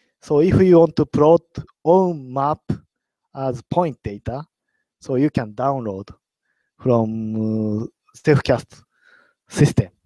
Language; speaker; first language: English; non-native, learner; Japanese